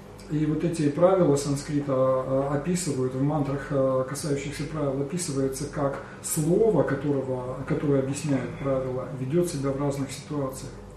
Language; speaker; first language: Russian; native; Russian